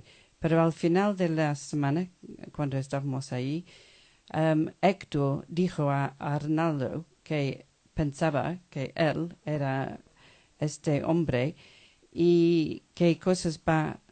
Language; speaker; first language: Spanish; non-native, fluent; English